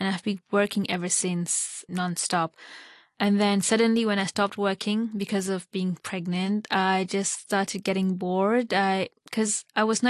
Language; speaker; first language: English; non-native, local second language; Urdu